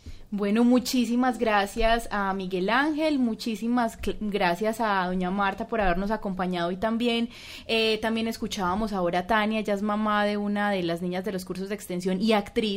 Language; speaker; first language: Spanish; native; Spanish